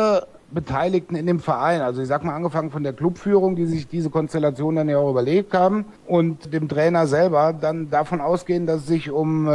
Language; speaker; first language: German; native; German